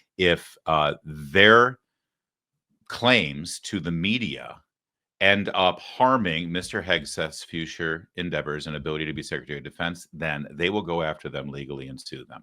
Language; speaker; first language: English; native; English